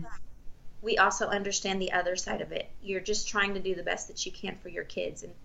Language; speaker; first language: English; early bilingual, other home language; Spanish